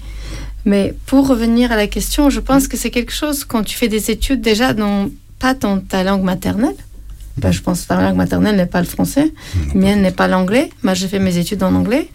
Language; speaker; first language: French; non-native, fluent; Armenian